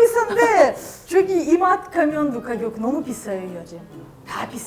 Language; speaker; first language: Korean; non-native, fluent; Russian